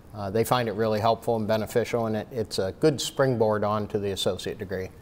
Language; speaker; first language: English; native; English